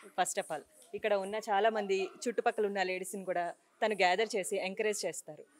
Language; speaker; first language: Telugu; native; Telugu